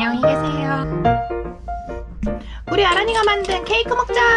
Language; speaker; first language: Korean; native; Korean